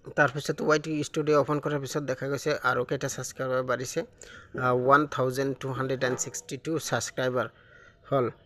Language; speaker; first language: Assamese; non-native, local second language; Bangla